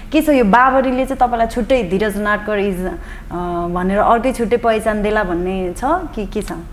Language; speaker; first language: Nepali; native; Nepali